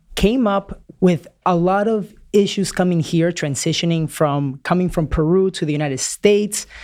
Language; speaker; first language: English; early bilingual, other home language; Spanish